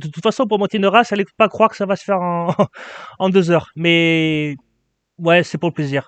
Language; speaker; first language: French; native; French